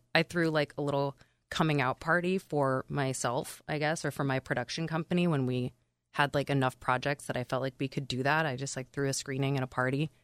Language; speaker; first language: English; native; English